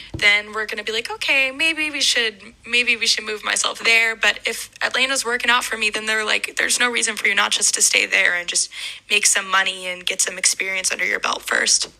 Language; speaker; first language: English; native; English